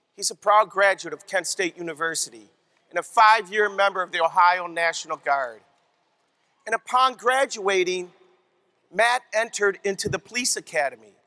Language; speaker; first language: English; native; English